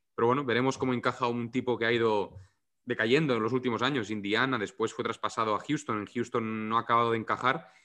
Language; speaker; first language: Spanish; non-native, local second language; Catalan